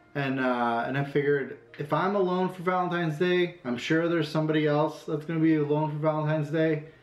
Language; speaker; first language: English; native; English